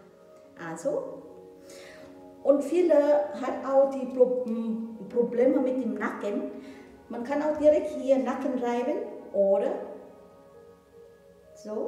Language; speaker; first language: German; non-native, learner; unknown